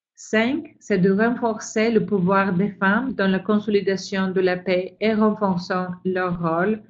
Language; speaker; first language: French; non-native, fluent; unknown